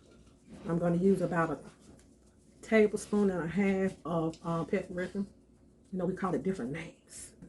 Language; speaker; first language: English; native; English